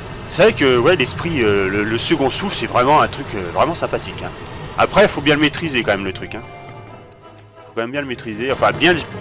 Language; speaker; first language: French; native; French